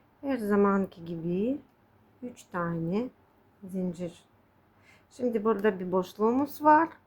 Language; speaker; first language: Turkish; non-native, fluent; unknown